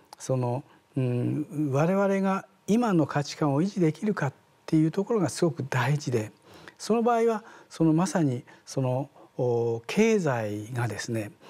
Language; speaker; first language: Japanese; native; Japanese